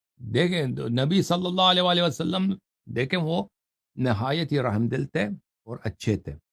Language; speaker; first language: Urdu; non-native, fluent; Persian